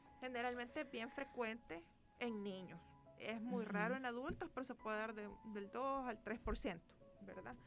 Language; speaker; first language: Spanish; native; Spanish